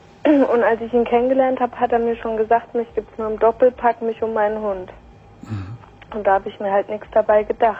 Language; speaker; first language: German; native; German